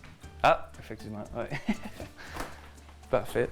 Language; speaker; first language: French; native; French